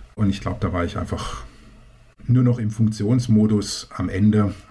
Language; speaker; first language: German; native; German